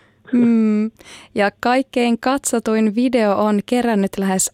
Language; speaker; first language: Finnish; native; Finnish